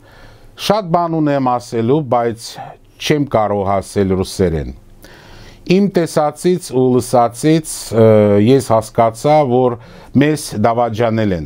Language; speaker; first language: Russian; native; Russian